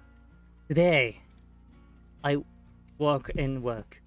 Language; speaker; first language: English; non-native, learner; Japanese